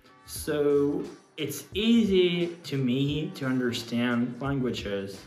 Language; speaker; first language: English; non-native, fluent; Russian